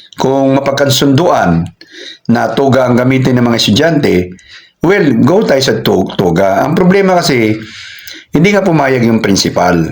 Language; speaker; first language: Filipino; non-native, local second language; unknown